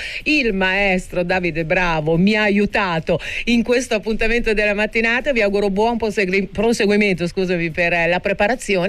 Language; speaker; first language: Italian; native; Italian